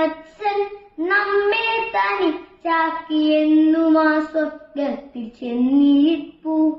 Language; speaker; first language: Malayalam; native; Malayalam